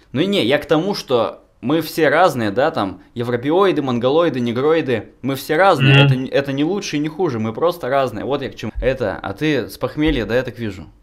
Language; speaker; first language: Russian; native; Russian